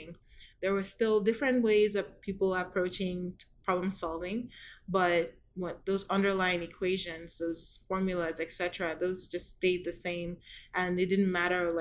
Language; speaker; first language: English; non-native, local second language; Igbo